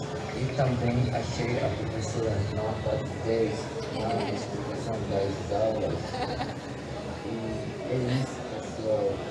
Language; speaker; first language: Portuguese; non-native, local second language; Ticuna